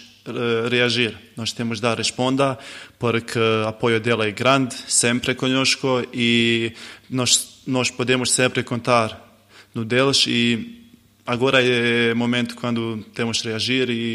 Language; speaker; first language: Portuguese; non-native, learner; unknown